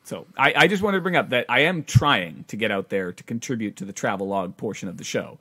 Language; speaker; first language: English; native; English